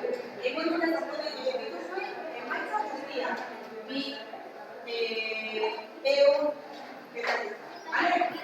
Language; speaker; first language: Basque; non-native, local second language; Spanish